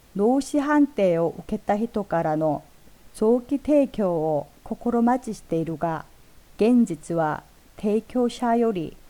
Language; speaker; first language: Japanese; non-native, fluent; Korean